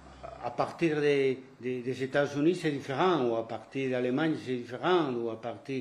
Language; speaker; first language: French; non-native, fluent; Spanish